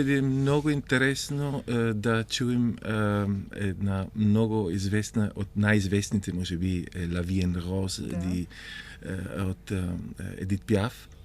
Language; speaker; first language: Bulgarian; non-native, fluent; Italian